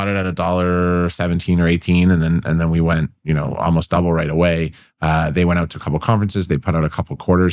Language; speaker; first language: English; native; English